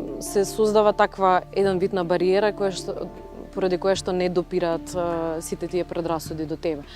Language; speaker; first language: Macedonian; early bilingual, other home language; Russian